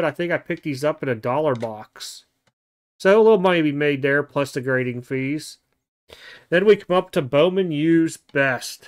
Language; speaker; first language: English; native; English